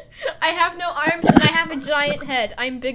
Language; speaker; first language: English; native; English